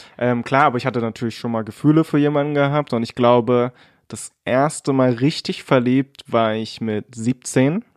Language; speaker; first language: German; early bilingual, other home language; Vietnamese